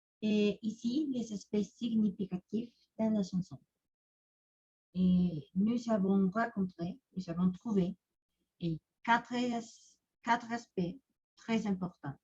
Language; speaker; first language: French; non-native, learner; Spanish